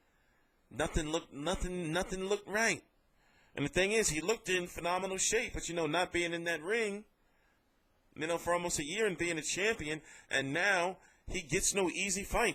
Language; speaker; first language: English; native; English